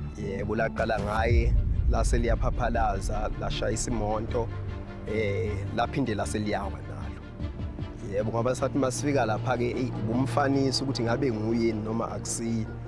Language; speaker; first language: Zulu; native; Zulu